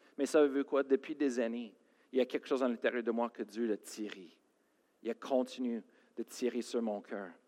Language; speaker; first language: French; non-native, fluent; English